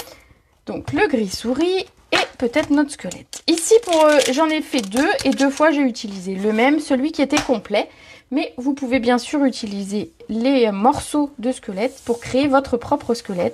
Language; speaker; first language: French; native; French